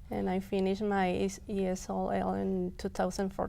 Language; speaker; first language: English; non-native, local second language; Spanish